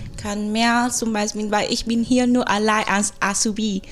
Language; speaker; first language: German; non-native, fluent; Vietnamese